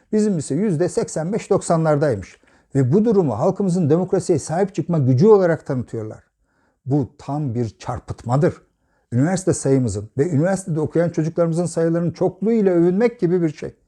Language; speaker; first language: Turkish; native; Turkish